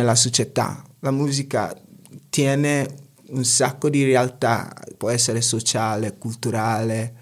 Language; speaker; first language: Italian; non-native, fluent; Akan